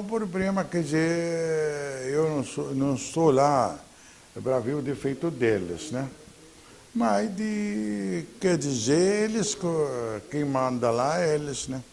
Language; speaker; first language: Portuguese; non-native, fluent; Arabic